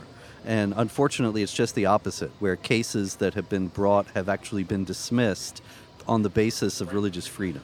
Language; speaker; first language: English; native; English